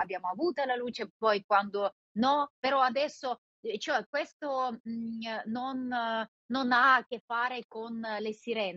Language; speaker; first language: Italian; non-native, fluent; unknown